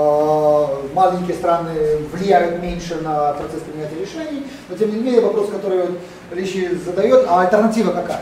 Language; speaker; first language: Russian; native; Russian